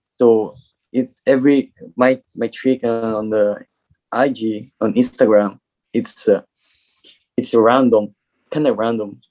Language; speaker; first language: English; non-native, learner; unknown